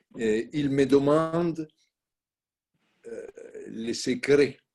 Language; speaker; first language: French; non-native, learner; Italian